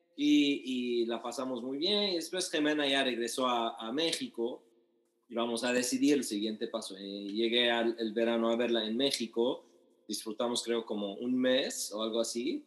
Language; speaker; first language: Spanish; non-native, fluent; Arabic